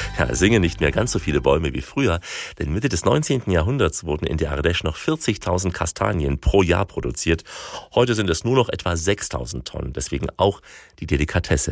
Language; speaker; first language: German; native; German